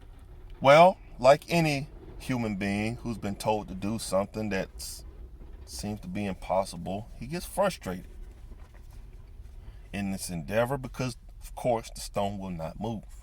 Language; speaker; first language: English; native; English